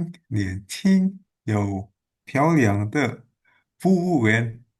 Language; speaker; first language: Chinese; non-native, learner; Indonesian